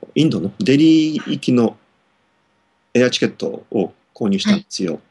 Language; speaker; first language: Japanese; native; Japanese